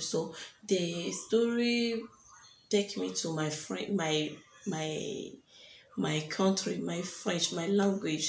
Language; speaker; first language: English; non-native, local second language; French